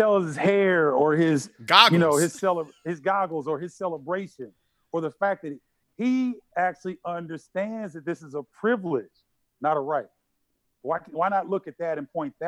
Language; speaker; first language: English; native; English